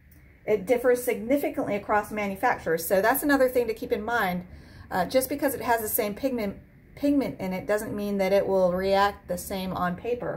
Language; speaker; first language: English; native; English